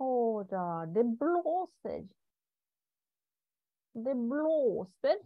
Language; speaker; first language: Norwegian; non-native, fluent; German